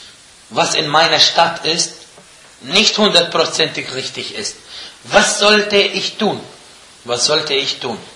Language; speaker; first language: German; non-native, fluent; Arabic